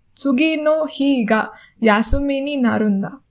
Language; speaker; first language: Japanese; non-native, learner; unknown